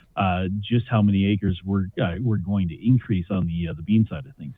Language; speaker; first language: English; native; English